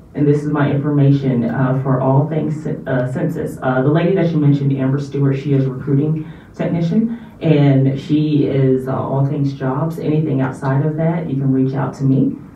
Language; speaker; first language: English; native; English